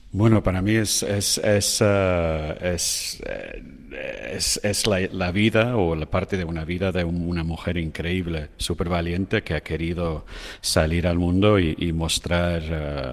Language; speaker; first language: Spanish; non-native, fluent; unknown